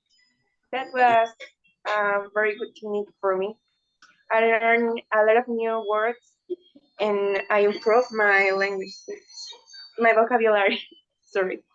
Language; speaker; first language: English; non-native, fluent; Spanish